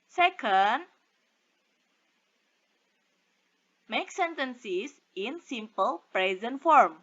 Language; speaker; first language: English; non-native, fluent; Indonesian